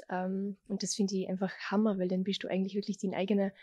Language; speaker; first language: German; native; German